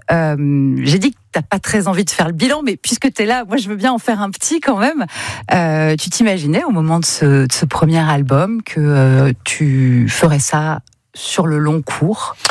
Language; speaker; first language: French; native; French